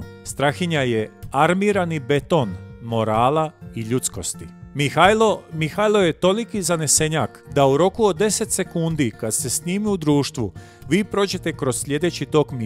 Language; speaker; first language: Croatian; native; Croatian